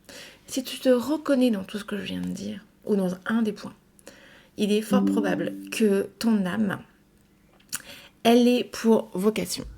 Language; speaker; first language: French; native; French